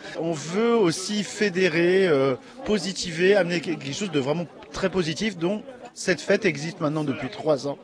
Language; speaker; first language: French; native; French